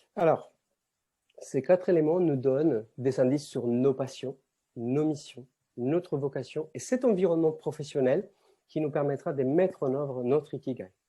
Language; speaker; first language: French; non-native, fluent; Spanish